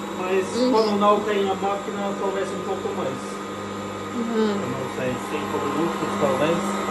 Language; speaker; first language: Portuguese; non-native, fluent; Norwegian